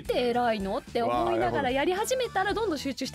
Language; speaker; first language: Japanese; native; Japanese